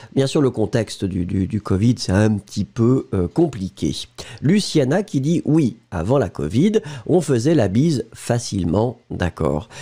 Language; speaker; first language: French; native; French